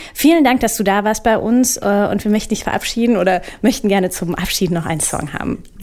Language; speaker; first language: German; native; German